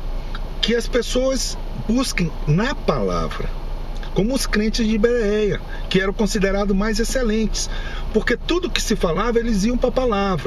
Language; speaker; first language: Portuguese; native; Portuguese